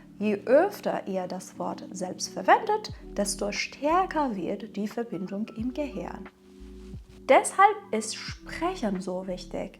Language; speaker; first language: German; non-native, fluent; Persian